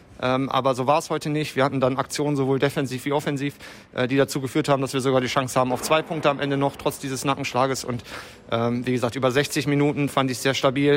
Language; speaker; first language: German; native; German